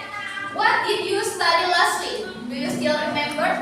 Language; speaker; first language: English; non-native, learner; Indonesian